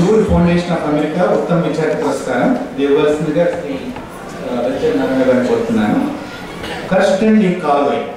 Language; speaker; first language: Telugu; native; Telugu